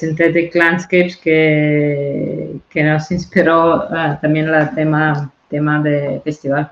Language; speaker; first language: Spanish; non-native, fluent; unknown